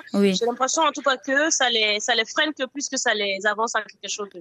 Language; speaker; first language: French; non-native, local second language; Mossi